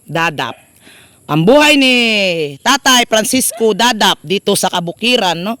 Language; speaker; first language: Filipino; non-native, local second language; Cebuano